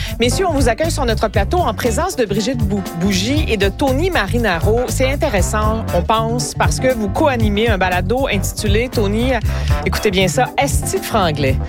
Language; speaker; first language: French; native; French